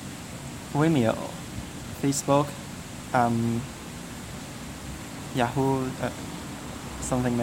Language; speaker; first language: English; non-native, learner; Cantonese